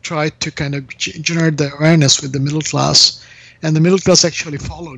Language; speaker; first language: English; non-native, local second language; Bangla